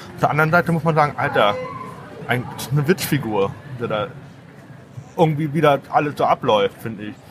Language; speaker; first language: German; native; German